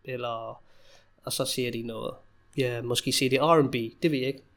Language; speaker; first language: Danish; non-native, fluent; English